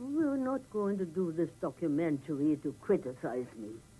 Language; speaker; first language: English; non-native, fluent; German